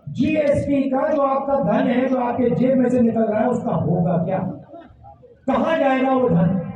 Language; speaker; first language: Hindi; native; Hindi